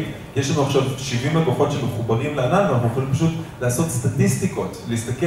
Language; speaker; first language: Hebrew; native; Hebrew